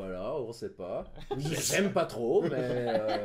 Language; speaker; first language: French; native; French